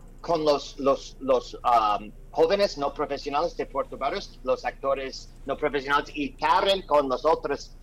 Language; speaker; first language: Spanish; non-native, learner; English